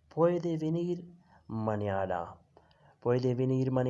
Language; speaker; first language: Spanish; non-native, fluent; Urdu